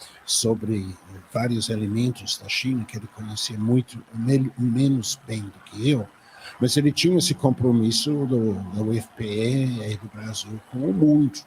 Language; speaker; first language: Portuguese; non-native, fluent; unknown